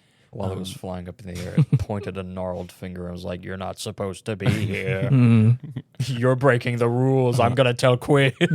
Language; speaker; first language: English; native; English